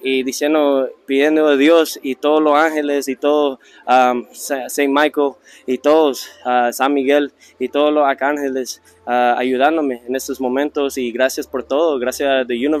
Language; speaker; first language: Spanish; early bilingual, heritage; Spanish